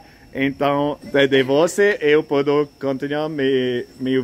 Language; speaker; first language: Portuguese; non-native, learner; French